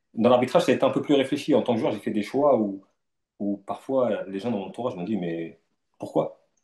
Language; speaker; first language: French; native; French